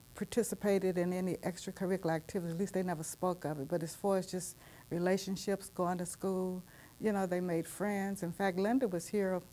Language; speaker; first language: English; native; English